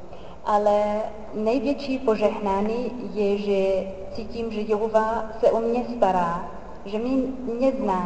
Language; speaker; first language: Czech; non-native, fluent; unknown